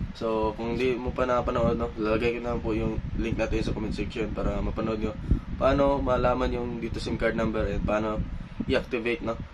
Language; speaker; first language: Filipino; non-native, local second language; Cebuano